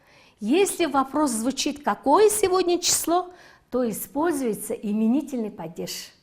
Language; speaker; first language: Russian; non-native, fluent; Mongolian